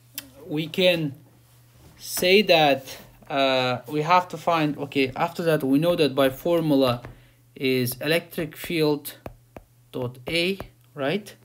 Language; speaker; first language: English; non-native, fluent; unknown